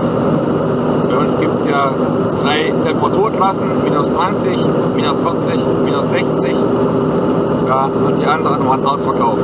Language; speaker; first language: German; native; German